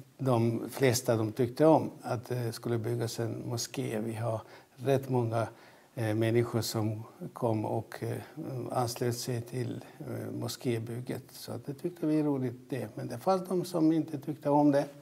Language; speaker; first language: Swedish; non-native, fluent; Albanian